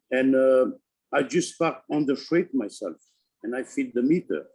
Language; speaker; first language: English; non-native, learner; Italian